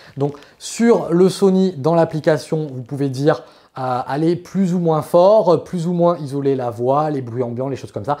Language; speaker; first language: French; native; French